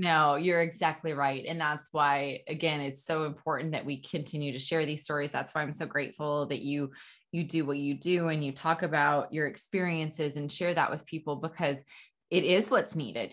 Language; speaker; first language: English; native; English